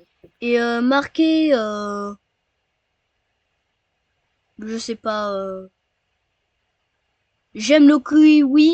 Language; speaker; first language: French; native; French